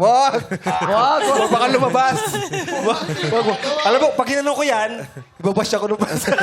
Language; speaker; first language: Filipino; native; Filipino